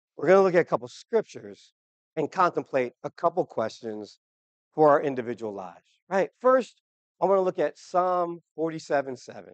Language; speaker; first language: English; native; English